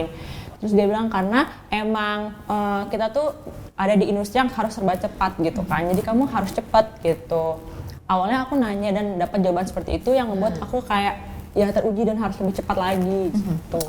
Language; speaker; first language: Indonesian; native; Indonesian